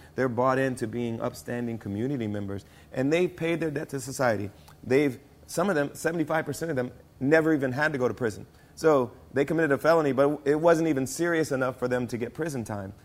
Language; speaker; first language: English; native; English